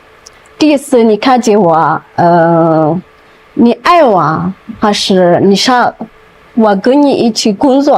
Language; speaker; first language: Chinese; non-native, learner; Amharic